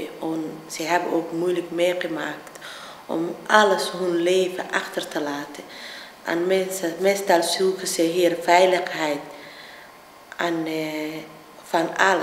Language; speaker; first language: Dutch; non-native, fluent; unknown